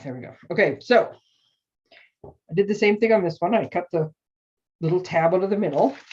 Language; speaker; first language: English; native; English